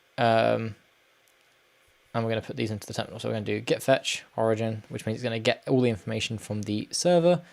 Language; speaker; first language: English; native; English